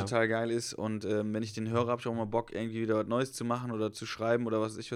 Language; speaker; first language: German; native; German